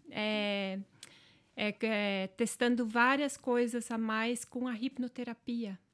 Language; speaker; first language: Portuguese; non-native, local second language; German